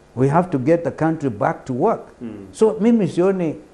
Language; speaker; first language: English; non-native, local second language; Kamba